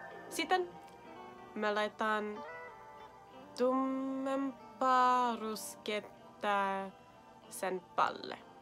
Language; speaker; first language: Finnish; non-native, learner; English